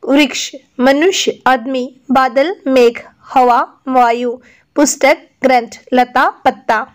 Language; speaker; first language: Hindi; non-native, local second language; Assamese